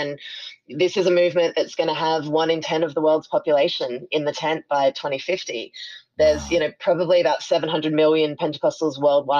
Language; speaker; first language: English; native; English